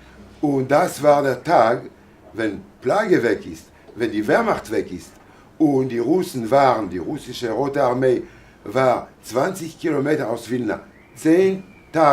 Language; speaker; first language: German; non-native, fluent; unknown